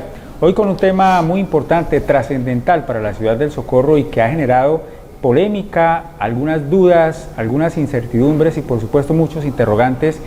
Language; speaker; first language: Spanish; native; Spanish